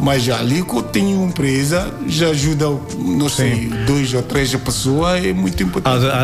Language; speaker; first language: Portuguese; non-native, learner; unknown